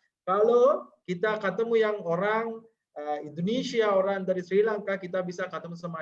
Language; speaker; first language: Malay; non-native, learner; Sinhala